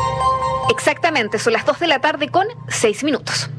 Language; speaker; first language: Spanish; native; Spanish